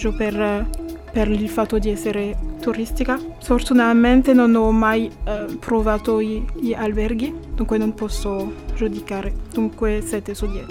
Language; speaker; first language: Italian; non-native, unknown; French